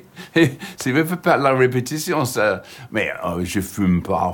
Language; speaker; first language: French; non-native, fluent; English